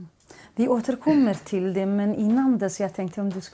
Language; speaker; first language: Swedish; non-native, fluent; Kurdish